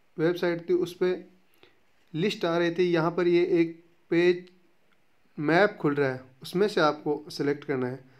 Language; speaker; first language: Hindi; native; Hindi